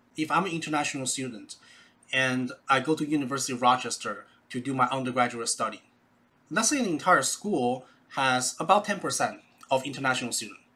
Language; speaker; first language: English; non-native, fluent; Chinese